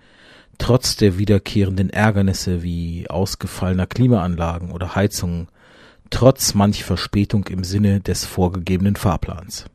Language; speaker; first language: German; native; German